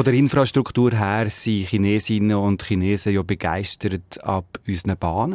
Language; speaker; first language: German; native; German